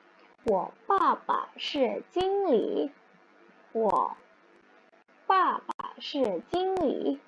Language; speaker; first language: Chinese; non-native, fluent; Indonesian